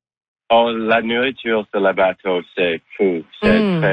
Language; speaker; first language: French; non-native, learner; English